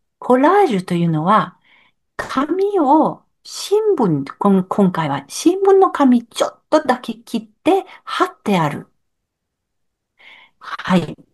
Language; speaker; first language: Japanese; non-native, learner; French